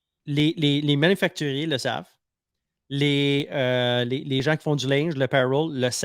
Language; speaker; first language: French; native; French